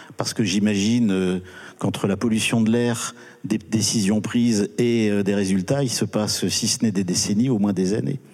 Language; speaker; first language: French; native; French